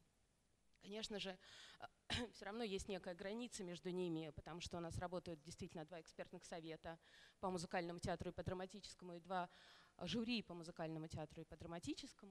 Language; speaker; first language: Russian; native; Russian